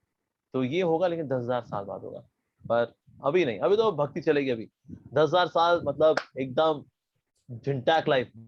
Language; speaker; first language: Hindi; native; Hindi